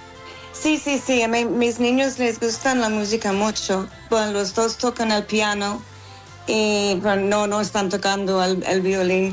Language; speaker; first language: Spanish; non-native, fluent; English